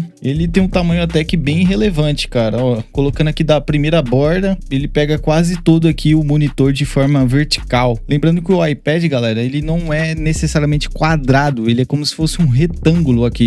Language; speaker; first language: Portuguese; native; Portuguese